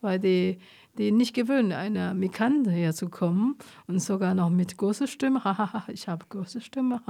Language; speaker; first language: German; non-native, fluent; Chinese